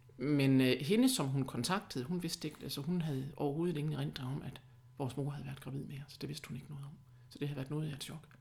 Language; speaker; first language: Danish; early bilingual, other home language; German